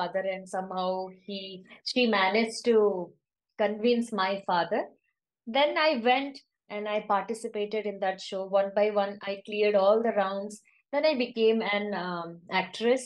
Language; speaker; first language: English; non-native, local second language; Odia